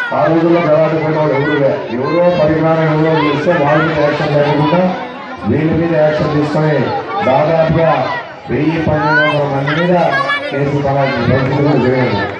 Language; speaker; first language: Telugu; native; Telugu